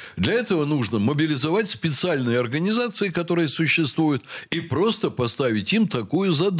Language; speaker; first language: Russian; native; Russian